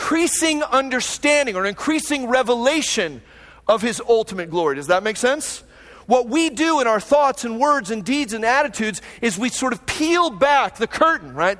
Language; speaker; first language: English; native; English